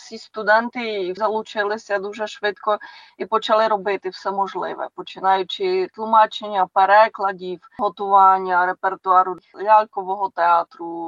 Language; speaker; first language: Ukrainian; non-native, fluent; Czech